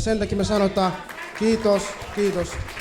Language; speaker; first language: Finnish; early bilingual, other home language; Swahili